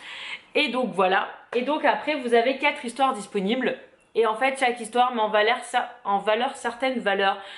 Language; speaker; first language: French; native; French